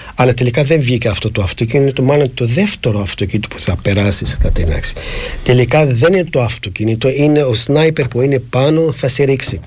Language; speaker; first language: Greek; non-native, fluent; Arabic